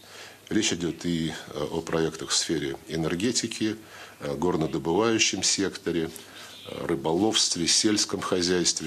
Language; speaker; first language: Russian; native; Russian